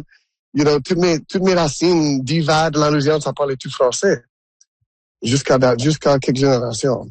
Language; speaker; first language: French; non-native, local second language; English